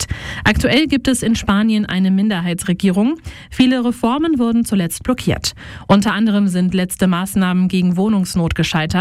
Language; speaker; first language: German; native; German